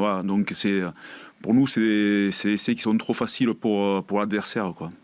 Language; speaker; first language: French; native; French